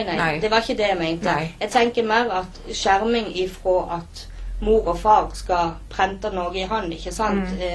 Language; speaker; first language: Norwegian; native; Norwegian